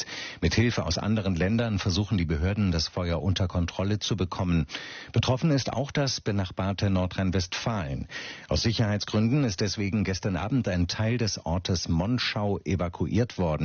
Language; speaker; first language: German; native; German